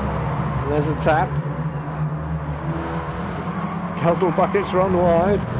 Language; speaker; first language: English; native; English